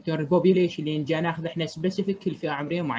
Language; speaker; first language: Arabic; native; Arabic